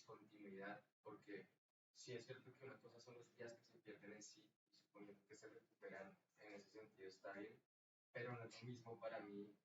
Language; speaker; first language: Spanish; native; Spanish